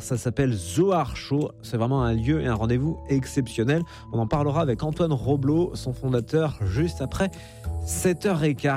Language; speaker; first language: French; native; French